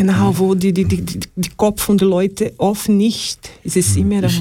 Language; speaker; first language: German; non-native, learner; Portuguese